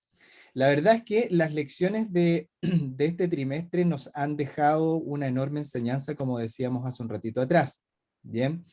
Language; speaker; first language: Spanish; native; Spanish